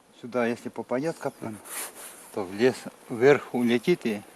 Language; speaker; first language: Russian; native; Russian